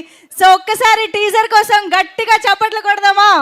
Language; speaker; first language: Telugu; native; Telugu